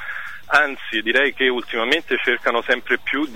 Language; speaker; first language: Italian; native; Italian